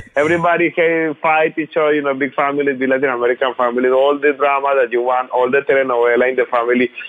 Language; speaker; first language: English; non-native, fluent; Spanish